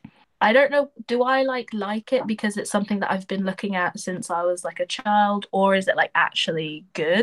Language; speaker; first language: English; native; English